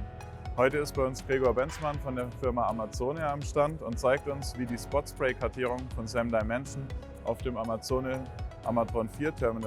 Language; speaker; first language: German; native; German